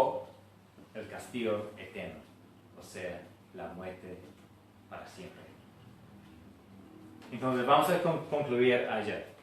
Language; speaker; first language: Spanish; non-native, fluent; English